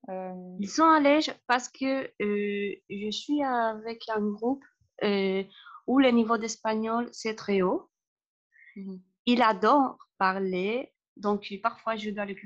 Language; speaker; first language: French; non-native, fluent; Spanish